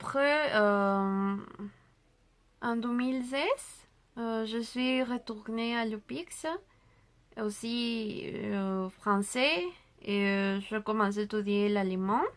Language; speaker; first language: French; non-native, learner; Spanish